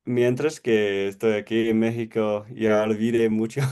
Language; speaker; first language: Spanish; non-native, learner; English